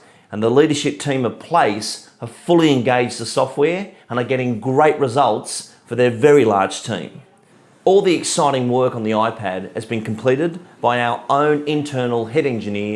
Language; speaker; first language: English; native; English